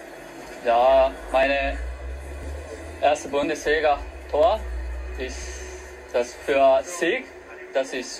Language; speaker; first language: German; non-native, learner; Japanese